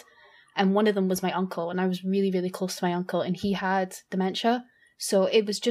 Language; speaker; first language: English; native; English